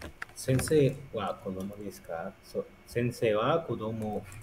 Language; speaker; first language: Japanese; non-native, learner; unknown